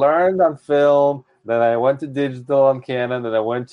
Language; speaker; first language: English; native; English